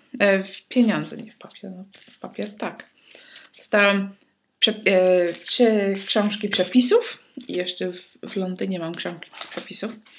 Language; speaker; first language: Polish; early bilingual, heritage; Polish